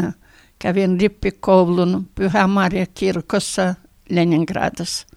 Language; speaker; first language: Finnish; early bilingual, heritage; Finnish